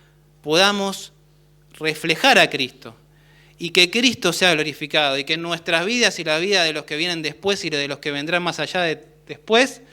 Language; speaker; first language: Spanish; native; Spanish